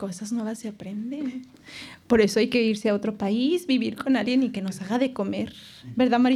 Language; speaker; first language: Spanish; native; Spanish